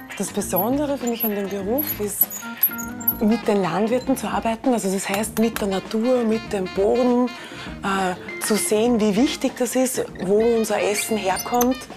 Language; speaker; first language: German; native; German